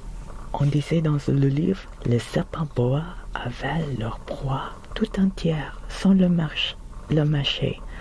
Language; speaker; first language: French; non-native, learner; Filipino